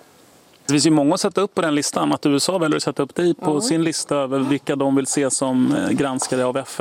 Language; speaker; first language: Swedish; native; Swedish